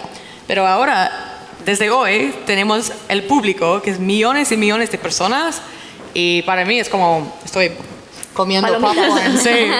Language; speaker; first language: Spanish; non-native, fluent; English